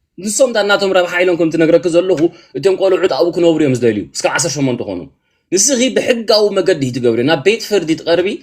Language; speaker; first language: Tigrinya; early bilingual, heritage; Tigrinya